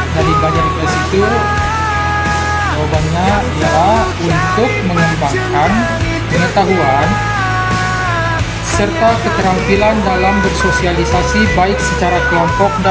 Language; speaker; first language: Indonesian; non-native, local second language; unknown